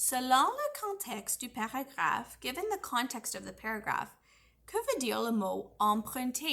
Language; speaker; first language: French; non-native, fluent; English